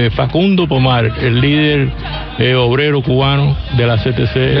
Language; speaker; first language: Spanish; native; Spanish